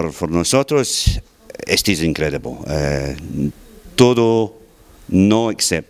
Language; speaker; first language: Spanish; non-native, learner; English